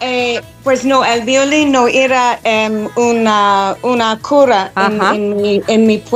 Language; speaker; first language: Spanish; non-native, learner; English